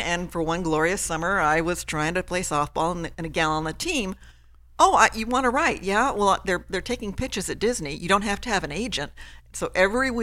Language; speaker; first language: English; native; English